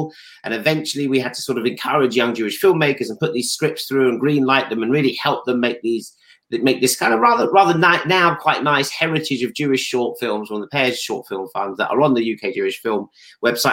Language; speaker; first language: English; native; English